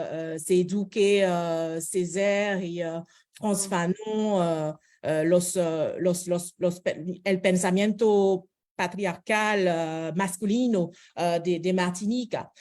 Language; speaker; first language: Spanish; non-native, fluent; French